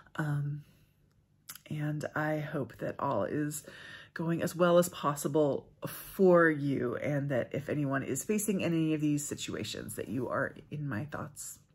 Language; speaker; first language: English; native; English